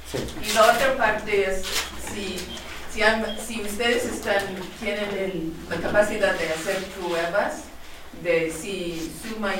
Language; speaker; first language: Spanish; non-native, learner; English